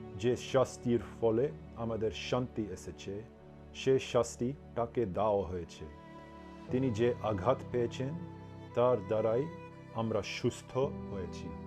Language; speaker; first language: Bangla; non-native, learner; English